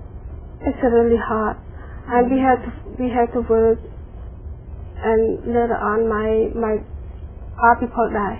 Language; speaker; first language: English; non-native, learner; Khmer